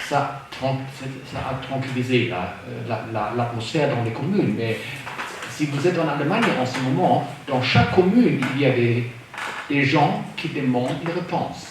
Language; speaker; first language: French; non-native, fluent; German